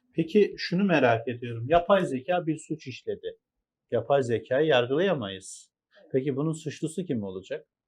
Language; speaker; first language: Turkish; native; Turkish